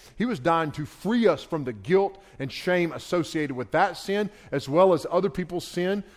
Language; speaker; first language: English; native; English